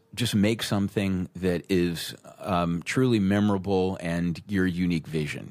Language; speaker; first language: English; native; English